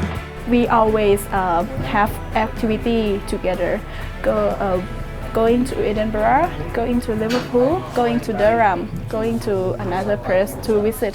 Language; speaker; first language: English; non-native, learner; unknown